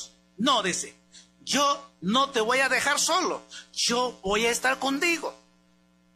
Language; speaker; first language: Spanish; native; Spanish